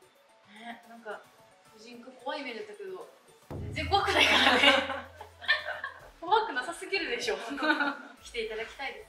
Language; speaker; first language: Japanese; native; Japanese